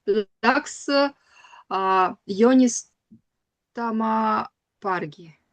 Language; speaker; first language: Estonian; non-native, learner; Russian